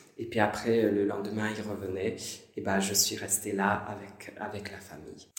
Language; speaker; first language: French; non-native, fluent; Hungarian